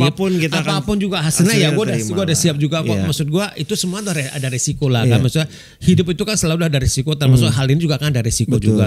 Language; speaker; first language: Indonesian; native; Indonesian